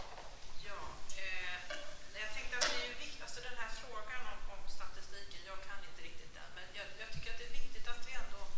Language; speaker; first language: Swedish; native; Swedish